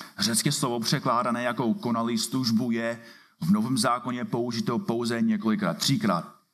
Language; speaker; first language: Czech; non-native, fluent; English